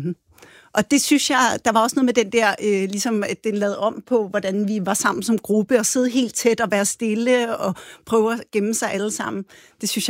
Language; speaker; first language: Danish; native; Danish